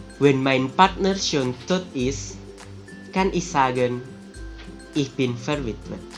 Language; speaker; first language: German; non-native, fluent; Javanese